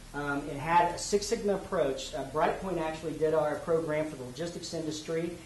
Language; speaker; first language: English; native; English